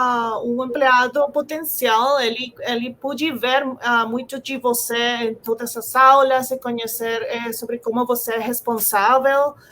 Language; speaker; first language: Portuguese; non-native, fluent; Spanish